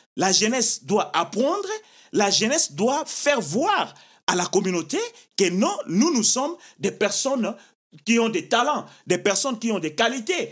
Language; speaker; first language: French; non-native, local second language; Lingala